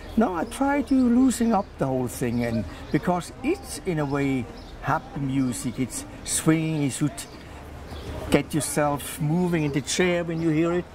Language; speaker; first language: English; non-native, fluent; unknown